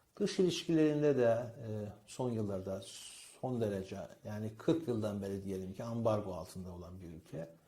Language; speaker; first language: Turkish; non-native, fluent; Persian